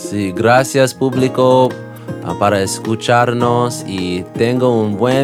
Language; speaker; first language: Spanish; non-native, learner; English